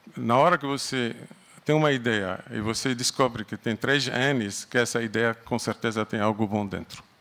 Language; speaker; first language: Portuguese; non-native, fluent; Arabic